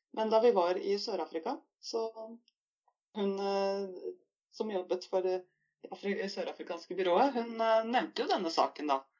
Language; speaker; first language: Norwegian; native; Norwegian